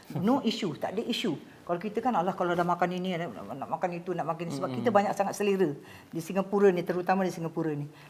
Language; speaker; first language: Malay; native; Malay